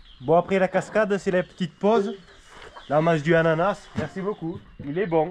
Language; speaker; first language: French; native; French